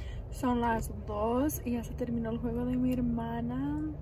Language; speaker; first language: Spanish; early bilingual, heritage; Spanish